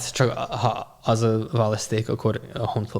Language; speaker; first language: Hungarian; non-native, fluent; English